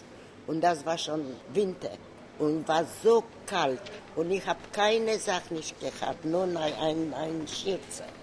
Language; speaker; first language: German; non-native, learner; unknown